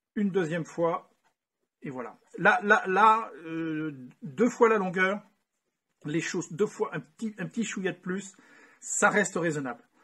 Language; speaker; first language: French; native; French